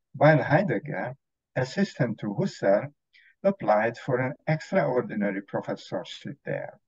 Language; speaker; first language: English; non-native, fluent; Hungarian